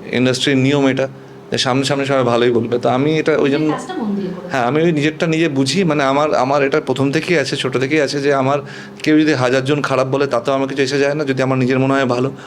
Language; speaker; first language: Bangla; non-native, local second language; Punjabi